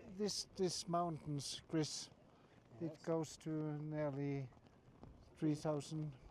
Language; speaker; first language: English; non-native, fluent; Norwegian